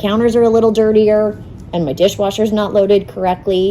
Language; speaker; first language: English; native; English